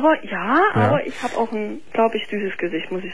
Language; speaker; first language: German; native; German